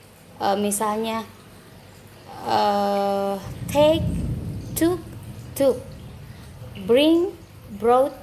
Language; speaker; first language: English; non-native, fluent; Indonesian